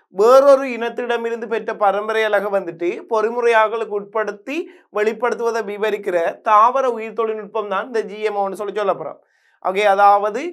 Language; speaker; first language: Tamil; native; Tamil